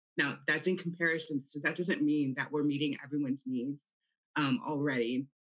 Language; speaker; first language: English; native; English